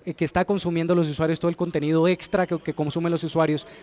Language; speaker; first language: Spanish; native; Spanish